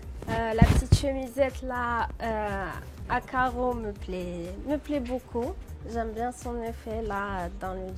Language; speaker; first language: French; non-native, local second language; Arabic